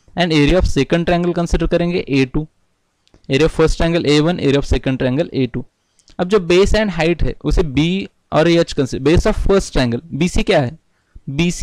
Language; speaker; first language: Hindi; non-native, local second language; Marathi